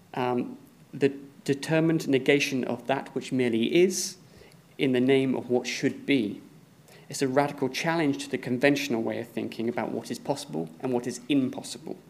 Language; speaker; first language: English; native; English